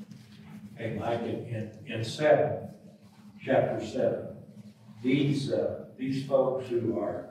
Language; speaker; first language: English; native; English